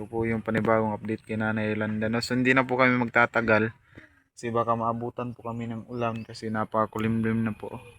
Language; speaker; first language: Filipino; non-native, local second language; Cebuano